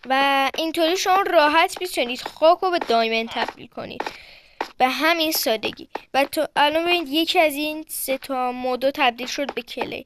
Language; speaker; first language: Persian; native; Persian